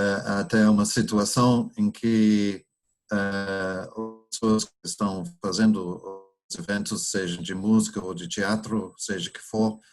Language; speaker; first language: Portuguese; non-native, fluent; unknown